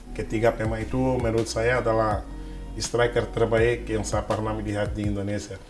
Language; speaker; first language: Indonesian; non-native, fluent; Portuguese